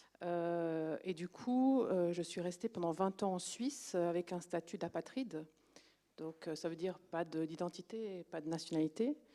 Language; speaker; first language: French; early bilingual, other home language; Romanian